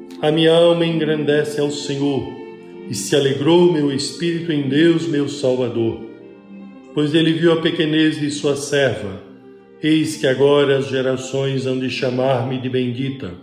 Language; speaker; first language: Portuguese; native; Portuguese